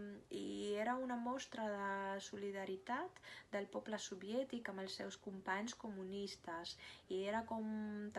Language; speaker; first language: Catalan; non-native, fluent; Russian